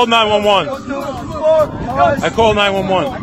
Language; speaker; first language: English; native; English